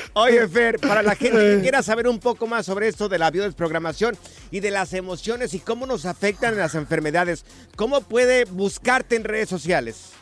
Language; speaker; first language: Spanish; native; Spanish